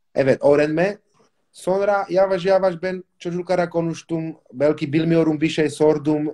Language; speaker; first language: Turkish; non-native, learner; Slovak